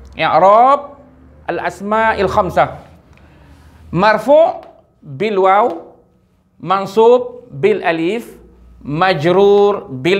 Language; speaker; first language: Arabic; non-native, fluent; Malay